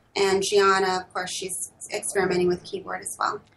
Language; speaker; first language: English; native; English